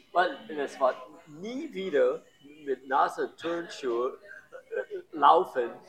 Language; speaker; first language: German; non-native, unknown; English